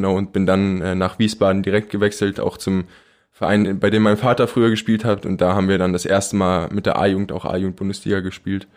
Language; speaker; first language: German; native; German